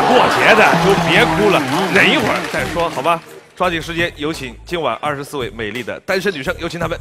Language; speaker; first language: Chinese; native; Chinese